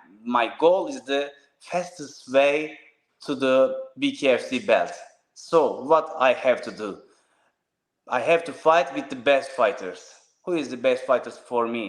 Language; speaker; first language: English; non-native, learner; Turkish